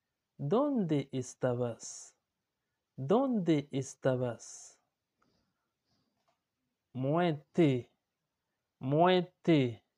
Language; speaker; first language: Spanish; non-native, learner; Haitian Creole